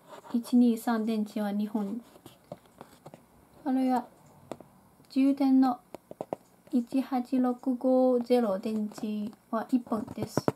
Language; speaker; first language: Japanese; non-native, fluent; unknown